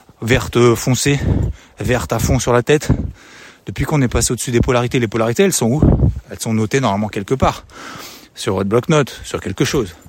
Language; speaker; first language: French; native; French